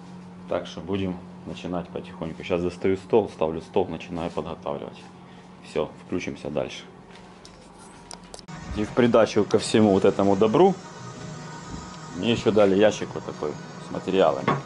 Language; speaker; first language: Russian; native; Russian